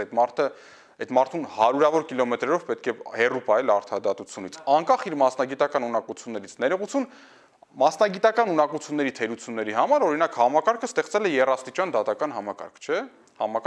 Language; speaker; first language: Armenian; native; Armenian